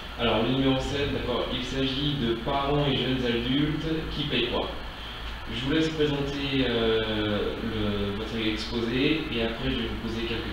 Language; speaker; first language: French; native; French